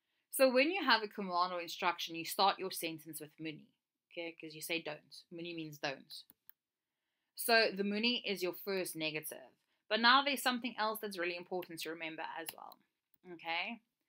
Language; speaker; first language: English; native; English